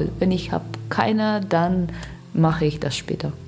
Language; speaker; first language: German; non-native, learner; Russian